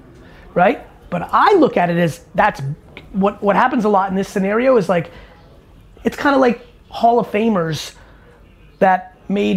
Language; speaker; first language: English; native; English